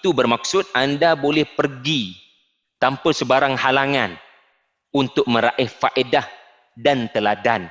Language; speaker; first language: Malay; native; Malay